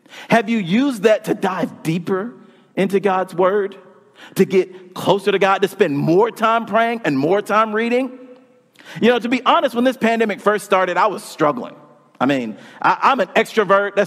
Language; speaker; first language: English; native; English